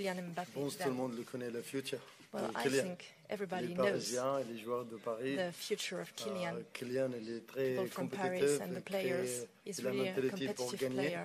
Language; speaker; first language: French; non-native, learner; Arabic